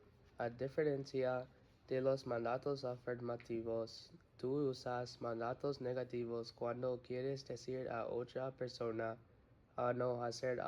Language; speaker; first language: Spanish; non-native, learner; English